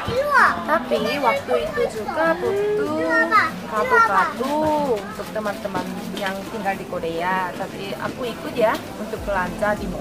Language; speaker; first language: Indonesian; non-native, learner; Korean